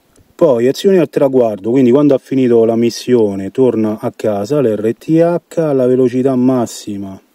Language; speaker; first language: Italian; native; Italian